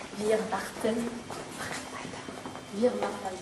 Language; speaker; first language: German; non-native, learner; French